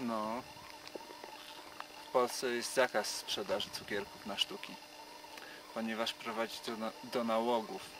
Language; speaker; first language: Polish; native; Polish